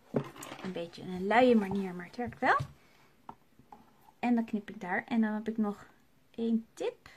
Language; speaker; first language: Dutch; native; Dutch